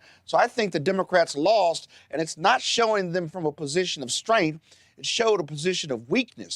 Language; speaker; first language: English; native; English